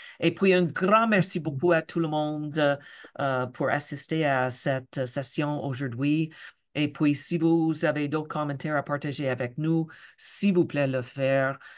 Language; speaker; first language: French; non-native, local second language; English